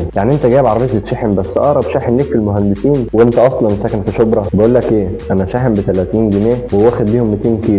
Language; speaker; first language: Arabic; native; Arabic